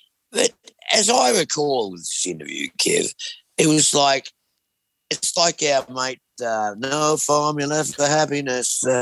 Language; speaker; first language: English; native; English